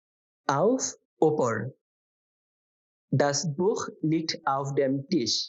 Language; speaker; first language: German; non-native, fluent; Bangla